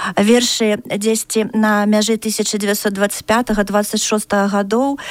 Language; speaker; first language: Belarusian; native; Belarusian